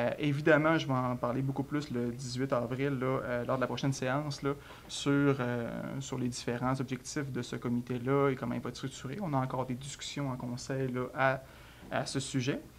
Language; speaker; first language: French; native; French